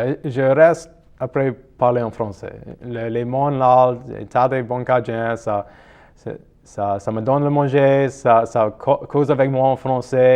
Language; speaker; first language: French; non-native, local second language; English